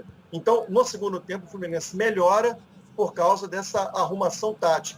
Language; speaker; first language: Portuguese; native; Portuguese